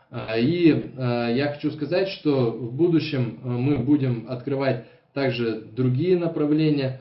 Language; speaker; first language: Russian; native; Russian